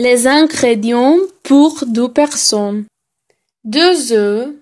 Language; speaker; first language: French; non-native, learner; Slovenian